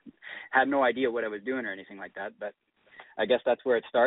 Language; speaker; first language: English; native; English